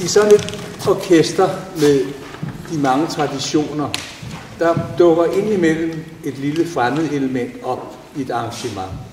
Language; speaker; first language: Danish; native; Danish